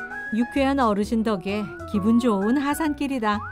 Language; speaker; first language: Korean; native; Korean